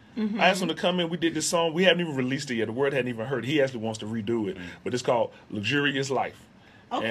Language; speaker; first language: English; native; English